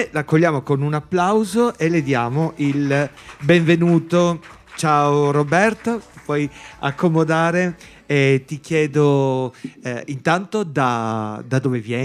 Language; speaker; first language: Italian; native; Italian